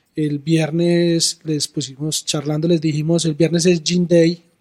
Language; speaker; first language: Spanish; native; Spanish